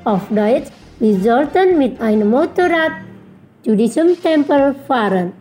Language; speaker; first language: German; non-native, fluent; Indonesian